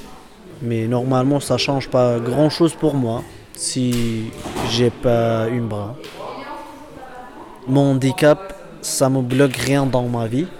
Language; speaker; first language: French; non-native, learner; Kurdish